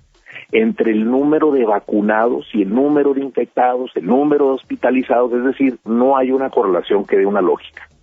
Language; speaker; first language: Spanish; native; Spanish